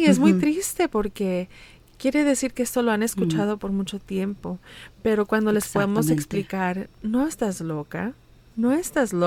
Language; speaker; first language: Spanish; early bilingual, heritage; Spanish